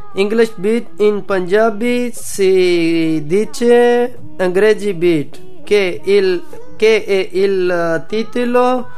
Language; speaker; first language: Italian; non-native, learner; Urdu